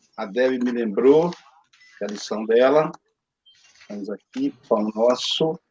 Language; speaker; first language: Portuguese; native; Portuguese